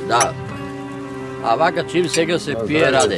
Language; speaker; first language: Macedonian; native; Macedonian